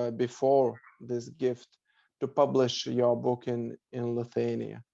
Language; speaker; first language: English; non-native, fluent; Lithuanian